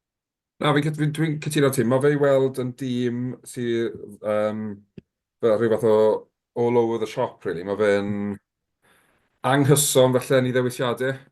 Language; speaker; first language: Welsh; native; Welsh